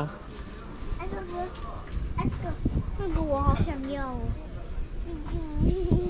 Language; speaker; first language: Chinese; early bilingual, heritage; Chinese